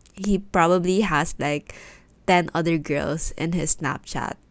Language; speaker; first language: English; non-native, local second language; Filipino